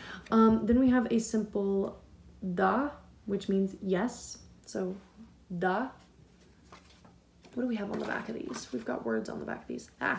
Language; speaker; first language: English; native; English